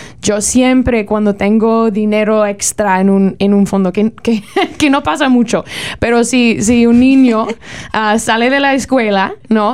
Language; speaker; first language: Spanish; non-native, learner; English